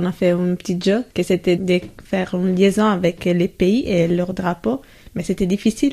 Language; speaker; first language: French; non-native, fluent; Italian